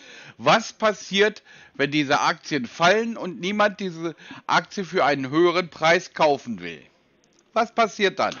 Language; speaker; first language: German; native; German